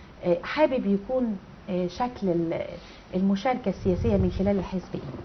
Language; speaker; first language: Arabic; native; Arabic